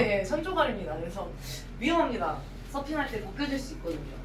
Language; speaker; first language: Korean; native; Korean